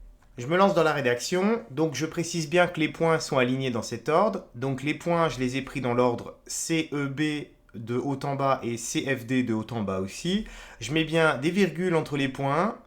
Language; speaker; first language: French; native; French